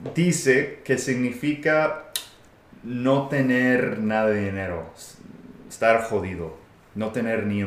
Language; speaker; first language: Spanish; non-native, fluent; English